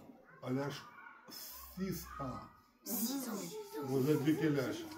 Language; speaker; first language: French; non-native, learner; Russian